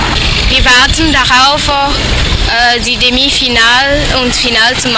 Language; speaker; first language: German; non-native, learner; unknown